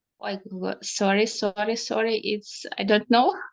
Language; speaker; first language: English; non-native, learner; Russian